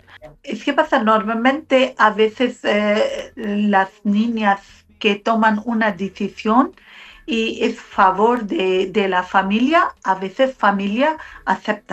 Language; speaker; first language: Spanish; non-native, learner; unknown